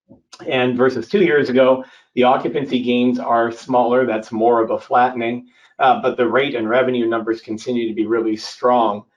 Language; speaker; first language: English; native; English